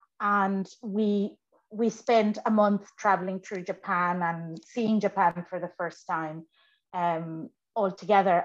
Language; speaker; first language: English; non-native, fluent; Spanish